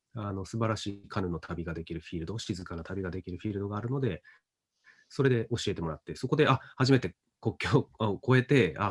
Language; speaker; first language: Japanese; native; Japanese